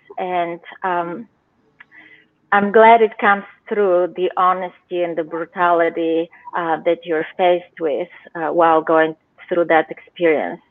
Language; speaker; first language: English; non-native, fluent; Bulgarian